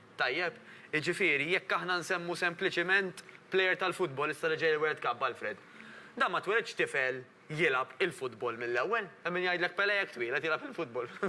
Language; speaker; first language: Maltese; native; Maltese